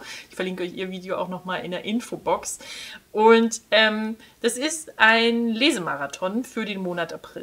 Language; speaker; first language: German; native; German